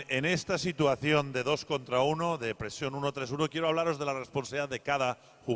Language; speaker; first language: Spanish; native; Spanish